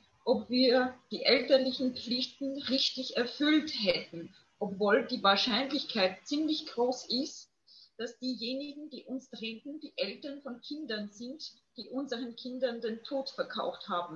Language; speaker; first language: German; non-native, fluent; Polish